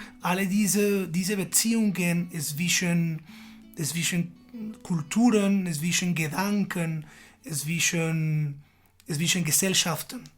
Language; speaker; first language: German; non-native, fluent; Spanish